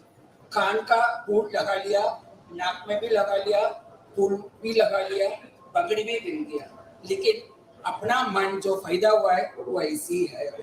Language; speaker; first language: Hindi; non-native, local second language; Tamil